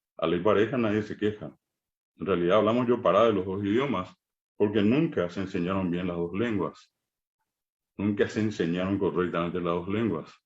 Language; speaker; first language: Spanish; non-native, local second language; Guarani